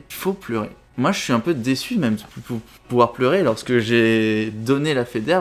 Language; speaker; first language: French; native; French